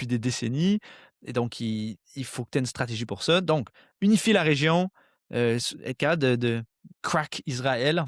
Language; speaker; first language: French; native; French